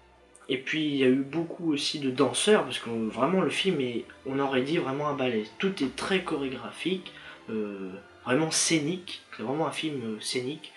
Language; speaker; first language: French; native; French